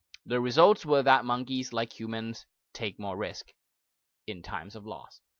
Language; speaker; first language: English; non-native, fluent; Thai